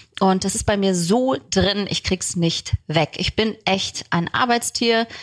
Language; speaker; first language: German; early bilingual, other home language; Turkish